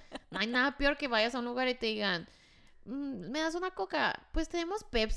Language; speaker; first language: Spanish; early bilingual, heritage; Spanish